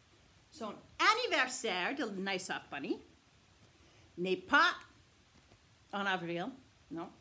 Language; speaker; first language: French; non-native, fluent; English